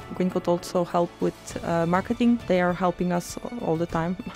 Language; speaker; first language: English; non-native, learner; Polish